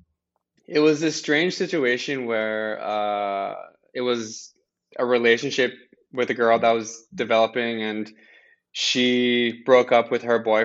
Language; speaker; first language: English; native; English